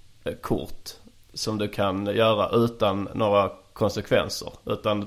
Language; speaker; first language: Swedish; native; Swedish